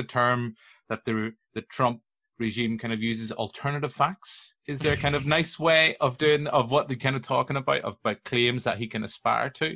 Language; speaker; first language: English; native; English